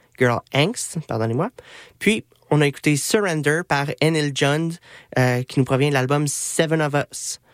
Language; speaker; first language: French; native; French